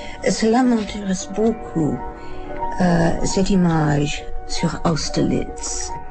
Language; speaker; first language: French; non-native, fluent; English